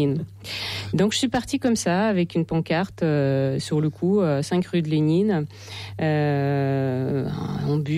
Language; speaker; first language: French; non-native, fluent; Russian